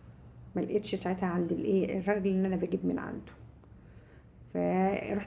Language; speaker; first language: Arabic; native; Arabic